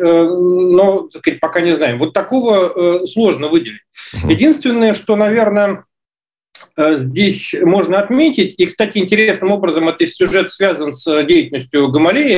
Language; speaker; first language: Russian; native; Russian